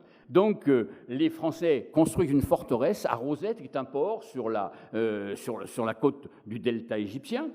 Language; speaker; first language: French; native; French